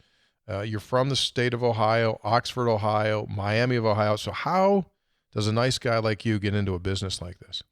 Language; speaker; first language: English; native; English